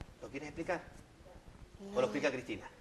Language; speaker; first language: Spanish; native; Spanish